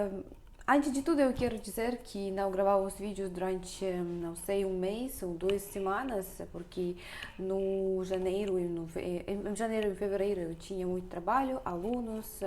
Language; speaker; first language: Portuguese; non-native, fluent; Russian